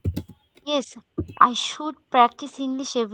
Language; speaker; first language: English; non-native, learner; Bangla